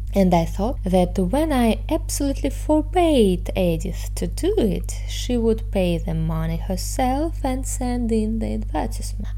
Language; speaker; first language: English; non-native, fluent; Russian